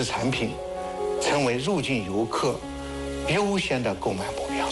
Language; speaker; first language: Chinese; native; Chinese